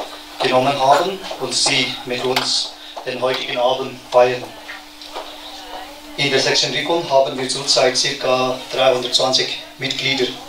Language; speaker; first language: German; non-native, learner; Tibetan